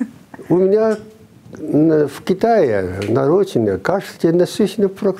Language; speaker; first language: Russian; non-native, fluent; Chinese